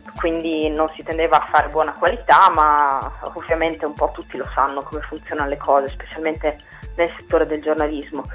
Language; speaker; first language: Italian; native; Italian